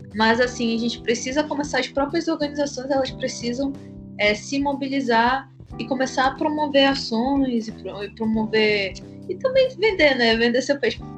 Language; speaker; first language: Portuguese; native; Portuguese